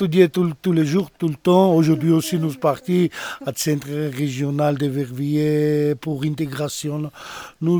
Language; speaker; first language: French; non-native, learner; Georgian